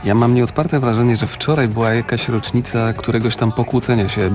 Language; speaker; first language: Polish; native; Polish